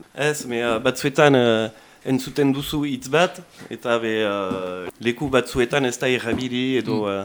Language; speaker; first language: Basque; non-native, local second language; French